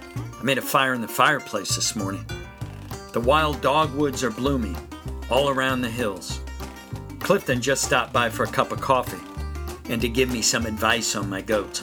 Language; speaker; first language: English; native; English